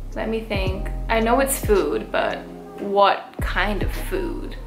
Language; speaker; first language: English; early bilingual, heritage; English